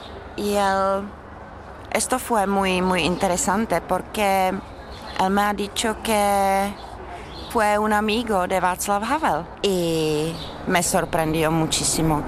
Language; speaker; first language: Spanish; non-native, learner; Czech